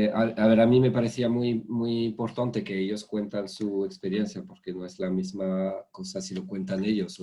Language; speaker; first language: Spanish; non-native, fluent; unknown